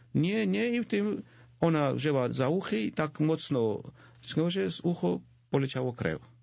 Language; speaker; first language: Polish; non-native, fluent; Georgian